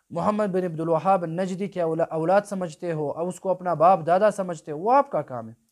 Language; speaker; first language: Urdu; non-native, local second language; Pashto